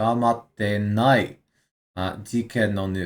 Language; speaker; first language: Japanese; non-native, learner; English